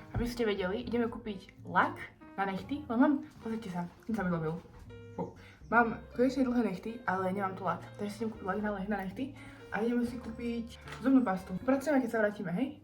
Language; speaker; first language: Slovak; native; Slovak